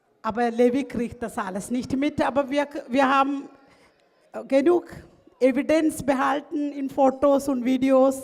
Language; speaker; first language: German; non-native, fluent; Malayalam